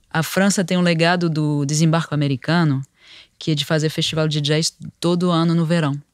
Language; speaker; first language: Portuguese; non-native, fluent; French